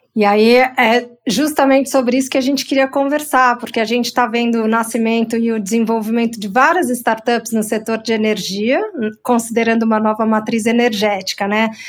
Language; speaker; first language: Portuguese; native; Portuguese